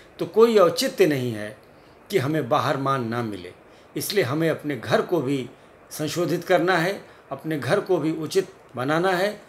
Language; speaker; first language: Hindi; native; Hindi